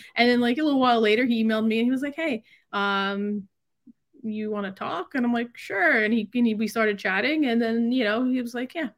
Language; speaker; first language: English; native; English